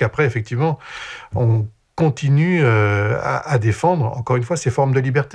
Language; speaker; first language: French; native; French